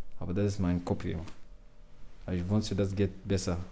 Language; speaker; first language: German; non-native, learner; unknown